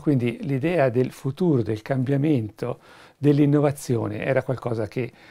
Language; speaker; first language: Italian; native; Italian